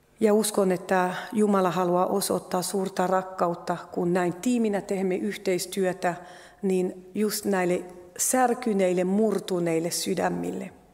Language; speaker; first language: Finnish; non-native, fluent; French